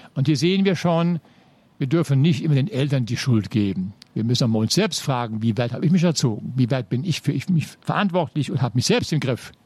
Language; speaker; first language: German; native; German